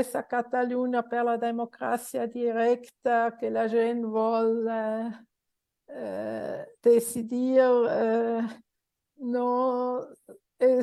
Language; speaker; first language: Catalan; non-native, learner; Swiss German